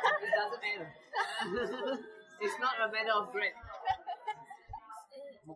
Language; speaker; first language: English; non-native, fluent; Japanese